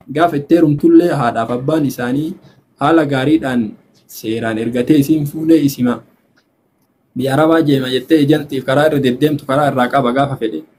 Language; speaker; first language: Oromo; native; Oromo